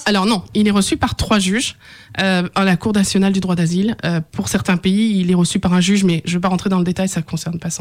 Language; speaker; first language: French; native; French